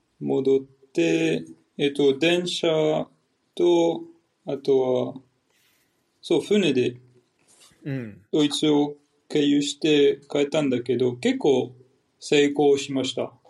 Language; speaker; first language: Japanese; non-native, fluent; French